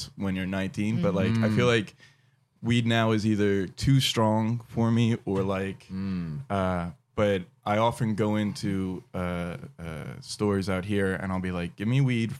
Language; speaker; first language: English; native; English